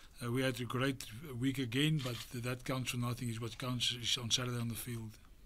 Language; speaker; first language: English; non-native, local second language; Afrikaans